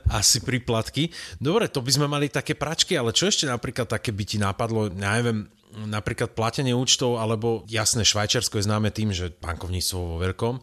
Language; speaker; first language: Slovak; native; Slovak